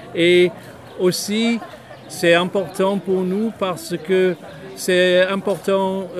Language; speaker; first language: French; non-native, fluent; English